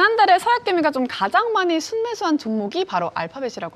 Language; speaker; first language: Korean; native; Korean